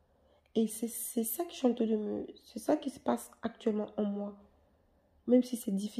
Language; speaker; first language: French; native; French